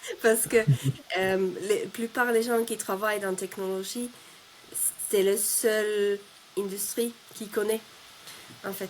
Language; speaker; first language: French; non-native, fluent; Finnish